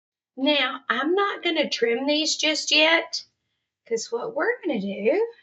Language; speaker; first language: English; native; English